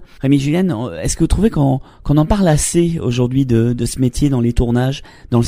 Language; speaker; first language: French; native; French